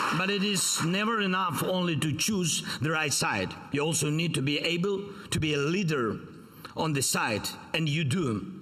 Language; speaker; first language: English; non-native, fluent; Ukrainian